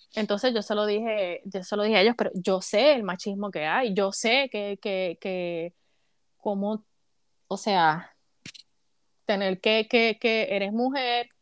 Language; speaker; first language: Spanish; native; Spanish